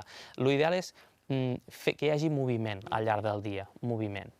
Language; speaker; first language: Catalan; native; Catalan